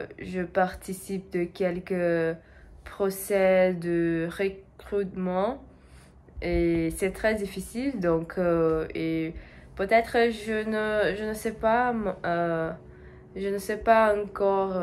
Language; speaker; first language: French; non-native, learner; Portuguese